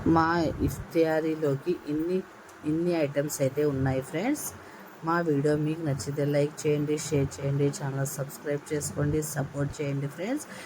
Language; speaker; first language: Telugu; non-native, local second language; Urdu